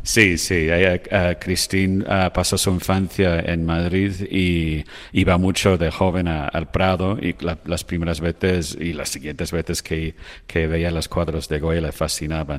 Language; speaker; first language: Spanish; non-native, fluent; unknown